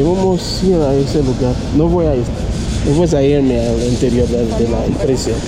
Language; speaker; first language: Spanish; non-native, learner; Haitian Creole